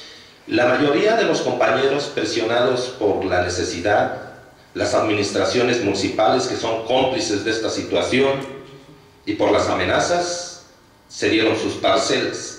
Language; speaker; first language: Spanish; native; Spanish